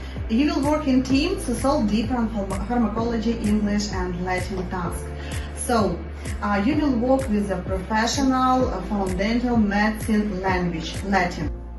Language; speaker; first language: English; non-native, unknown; Ukrainian